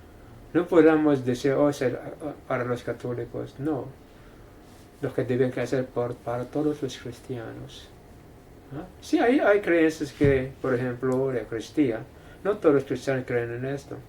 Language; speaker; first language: Spanish; non-native, fluent; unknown